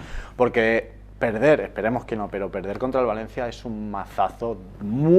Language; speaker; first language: Spanish; native; Spanish